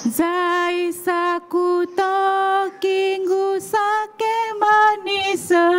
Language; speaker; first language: English; non-native, fluent; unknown